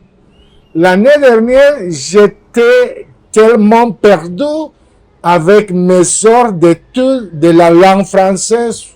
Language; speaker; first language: French; non-native, fluent; Spanish